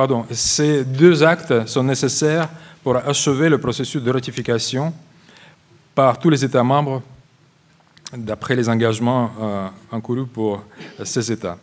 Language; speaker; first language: French; non-native, fluent; Russian